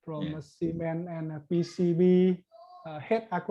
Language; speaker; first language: English; non-native, learner; Vietnamese